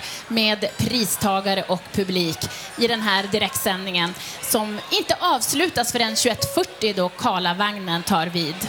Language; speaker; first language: Swedish; native; Swedish